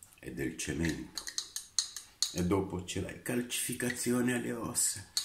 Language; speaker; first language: Italian; non-native, fluent; Romanian